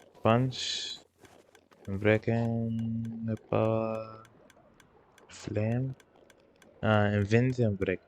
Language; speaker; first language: Arabic; native; Arabic